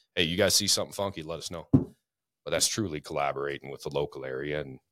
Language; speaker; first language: English; native; English